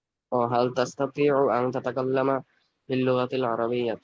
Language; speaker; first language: Arabic; non-native, learner; Bangla